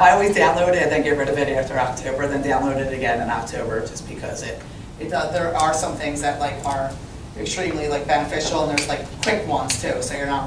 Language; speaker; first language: English; native; English